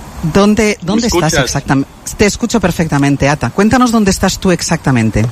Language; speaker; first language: Spanish; native; Spanish